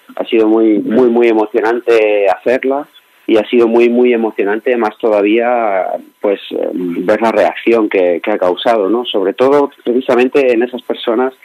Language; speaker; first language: Spanish; native; Spanish